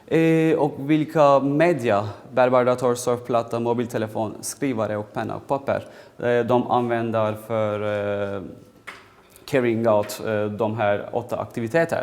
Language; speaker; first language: Swedish; non-native, fluent; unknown